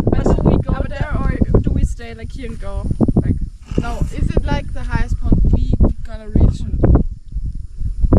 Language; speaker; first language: English; non-native, fluent; German